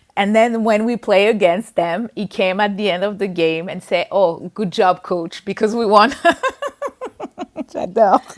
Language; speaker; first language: English; non-native, fluent; French